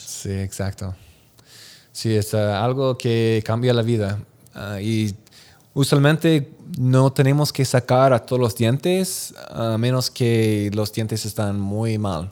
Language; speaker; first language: Spanish; non-native, learner; English